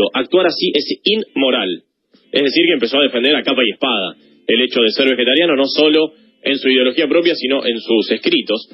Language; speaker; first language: Spanish; native; Spanish